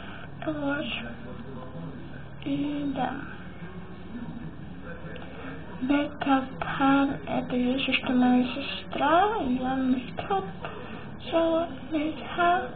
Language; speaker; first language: Russian; early bilingual, heritage; Russian